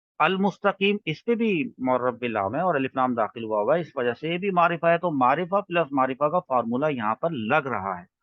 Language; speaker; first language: Urdu; native; Urdu